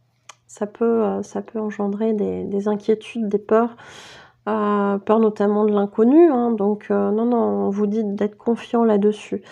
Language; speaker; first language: French; native; French